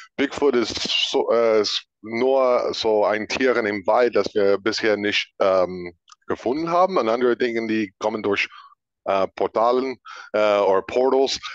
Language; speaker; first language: German; non-native, fluent; English